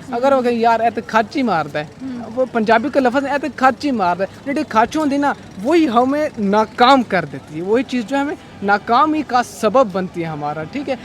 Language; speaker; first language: Urdu; non-native, local second language; Punjabi